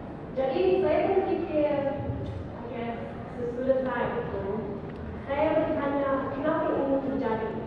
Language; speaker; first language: Indonesian; non-native, fluent; English